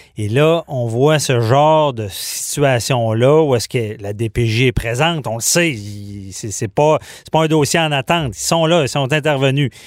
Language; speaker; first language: French; native; French